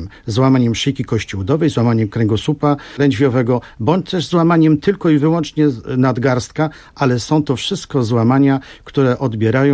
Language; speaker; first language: Polish; native; Polish